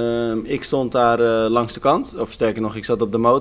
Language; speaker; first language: Dutch; native; Dutch